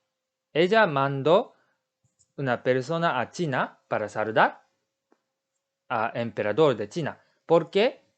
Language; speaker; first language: Spanish; non-native, learner; Japanese